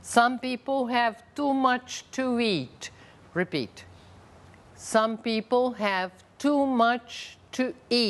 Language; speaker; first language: English; non-native, fluent; Portuguese